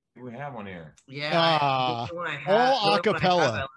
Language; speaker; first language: English; native; English